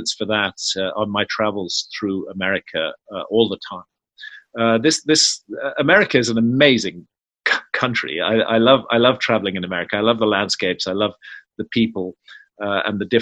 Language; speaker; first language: English; native; English